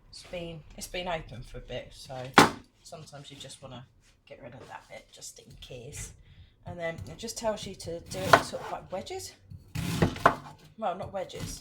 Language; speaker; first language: English; native; English